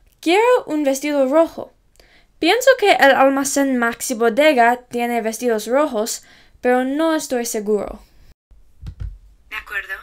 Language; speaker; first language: Spanish; non-native, learner; English